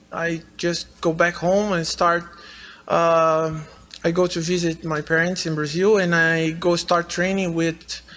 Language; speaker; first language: English; non-native, learner; Portuguese